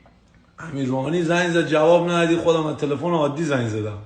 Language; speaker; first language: Persian; native; Persian